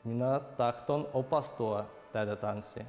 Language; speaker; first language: Finnish; non-native, learner; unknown